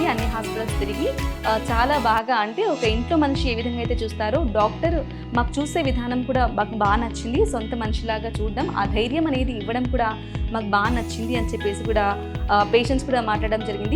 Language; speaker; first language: Telugu; native; Telugu